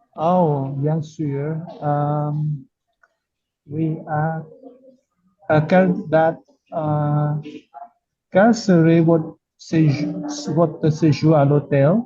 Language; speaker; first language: French; non-native, learner; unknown